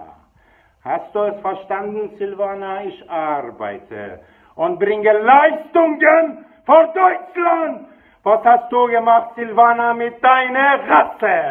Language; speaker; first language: German; non-native, fluent; Persian